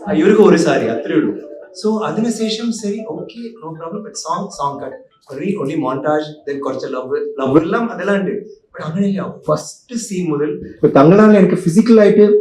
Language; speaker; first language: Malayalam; non-native, learner; Tamil